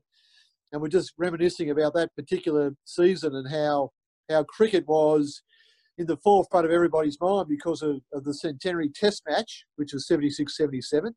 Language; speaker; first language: English; native; English